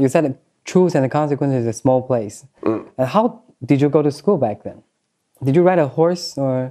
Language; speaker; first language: English; non-native, fluent; Chinese